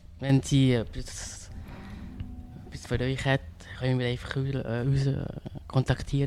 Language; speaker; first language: German; non-native, learner; French